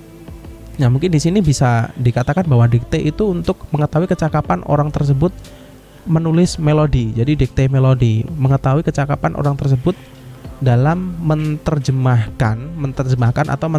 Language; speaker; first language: Indonesian; native; Indonesian